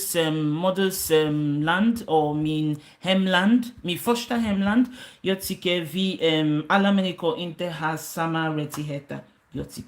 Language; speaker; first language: Swedish; non-native, learner; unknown